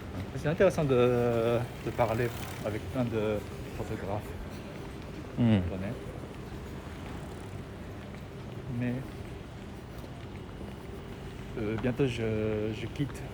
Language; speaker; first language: French; non-native, learner; Japanese